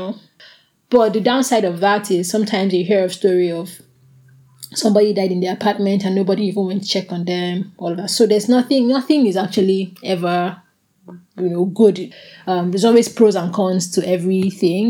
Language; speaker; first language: English; non-native, local second language; Igbo